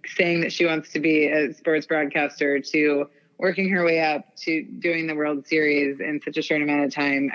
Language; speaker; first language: English; native; English